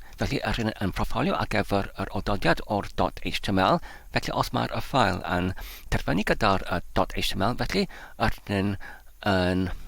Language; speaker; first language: Welsh; non-native, learner; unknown